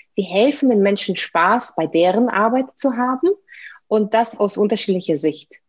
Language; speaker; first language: German; non-native, fluent; Russian